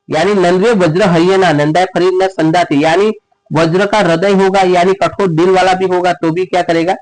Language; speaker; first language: Hindi; non-native, local second language; Gujarati